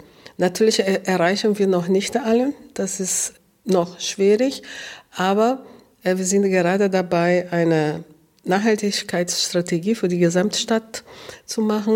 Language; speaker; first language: German; non-native, fluent; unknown